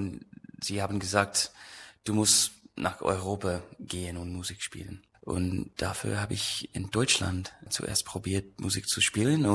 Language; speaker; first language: German; non-native, learner; English